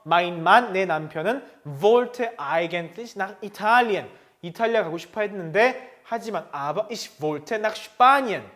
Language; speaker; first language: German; non-native, fluent; Korean